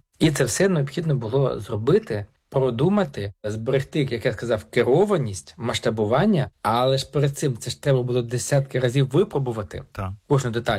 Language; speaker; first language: Ukrainian; native; Ukrainian